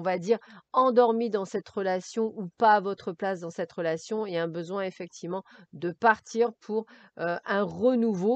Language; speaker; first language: French; native; French